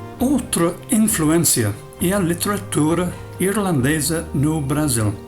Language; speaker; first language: Portuguese; non-native, fluent; English